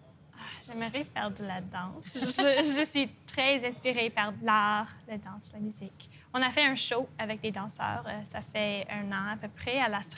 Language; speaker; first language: French; non-native, local second language; English